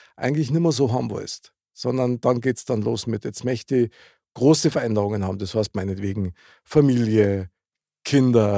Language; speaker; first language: German; native; German